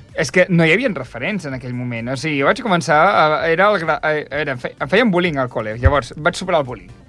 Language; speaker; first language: Catalan; early bilingual, other home language; Chinese